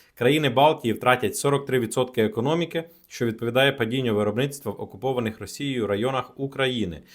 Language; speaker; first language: Ukrainian; native; Ukrainian